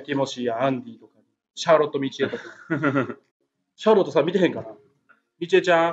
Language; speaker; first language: Japanese; native; Japanese